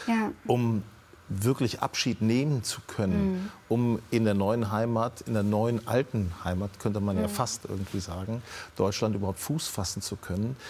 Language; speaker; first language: German; native; German